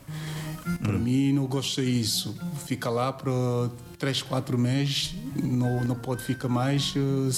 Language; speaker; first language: Portuguese; non-native, learner; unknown